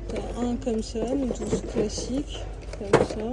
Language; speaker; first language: French; native; French